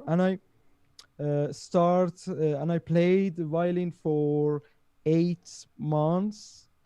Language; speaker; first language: English; non-native, learner; Persian